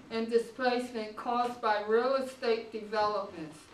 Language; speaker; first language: English; native; English